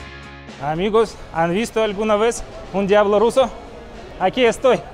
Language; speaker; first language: Spanish; non-native, fluent; Russian